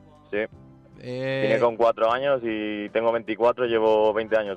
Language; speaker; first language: Spanish; early bilingual, other home language; Ukrainian